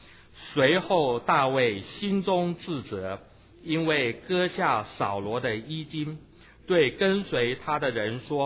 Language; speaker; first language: Chinese; native; Chinese